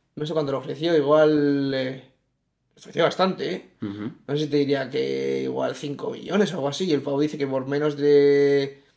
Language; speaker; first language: Spanish; native; Spanish